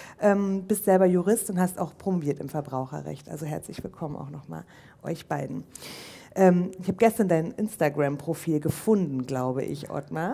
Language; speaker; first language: German; native; German